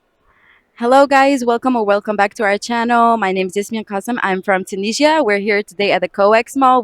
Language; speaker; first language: English; non-native, fluent; Arabic